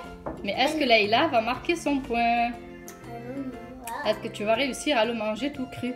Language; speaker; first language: French; native; French